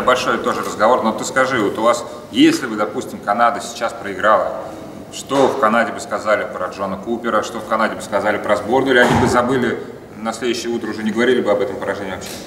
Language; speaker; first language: Russian; native; Russian